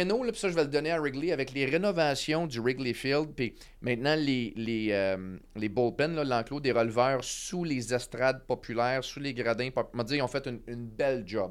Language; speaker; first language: French; native; French